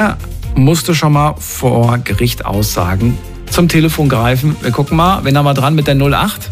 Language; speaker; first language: German; native; German